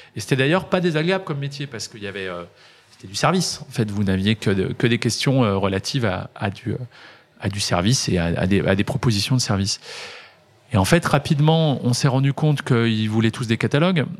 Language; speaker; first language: French; native; French